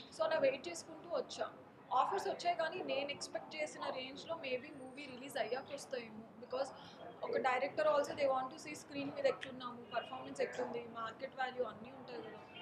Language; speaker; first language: Telugu; non-native, local second language; Marathi